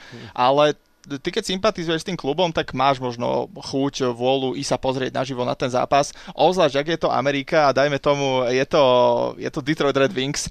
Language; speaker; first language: Slovak; native; Slovak